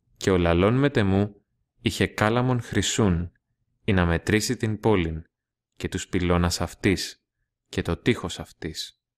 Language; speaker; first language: Greek; non-native, learner; Russian